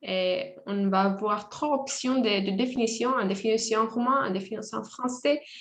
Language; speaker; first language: French; non-native, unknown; Romanian